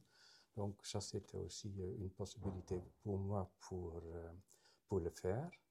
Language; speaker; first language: French; non-native, fluent; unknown